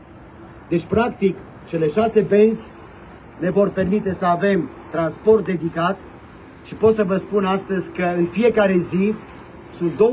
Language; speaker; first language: Romanian; native; Romanian